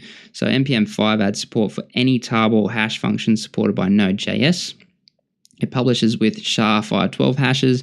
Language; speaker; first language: English; native; English